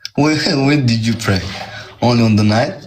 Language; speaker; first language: English; non-native, learner; Amharic